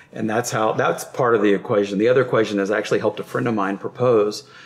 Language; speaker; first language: English; native; English